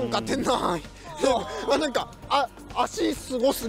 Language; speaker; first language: Japanese; native; Japanese